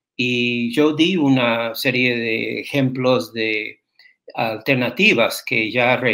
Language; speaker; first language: Spanish; non-native, fluent; English